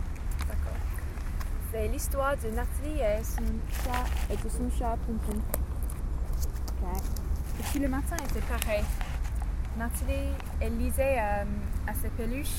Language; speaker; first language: French; non-native, learner; English